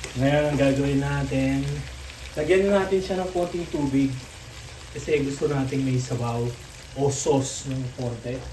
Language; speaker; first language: Filipino; non-native, local second language; Pampanga